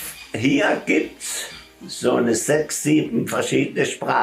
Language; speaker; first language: German; early bilingual, heritage; German